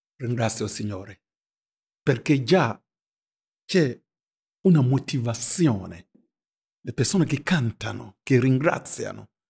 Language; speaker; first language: Italian; non-native, fluent; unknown